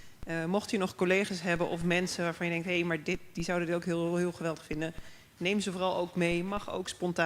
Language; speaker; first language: Dutch; native; Dutch